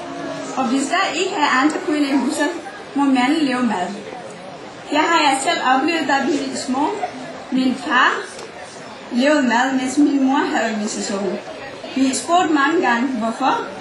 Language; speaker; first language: Danish; non-native, fluent; Nepali